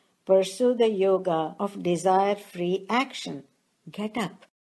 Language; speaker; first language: English; non-native, local second language; Telugu